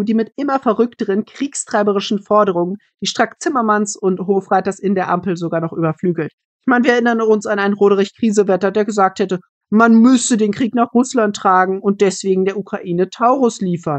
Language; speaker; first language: German; native; German